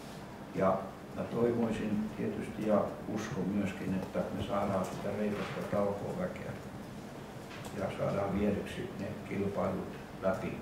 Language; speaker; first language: Finnish; native; Finnish